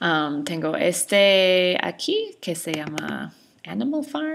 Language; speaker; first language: Spanish; non-native, learner; English